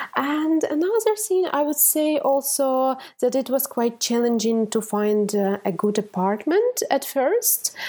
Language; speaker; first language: English; non-native, fluent; Ukrainian